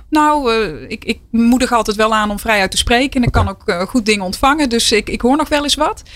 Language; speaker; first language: Dutch; native; Dutch